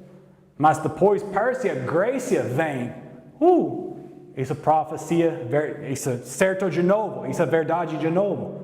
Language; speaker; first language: Portuguese; non-native, learner; English